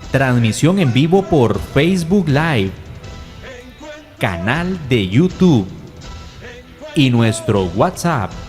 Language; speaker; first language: Spanish; native; Spanish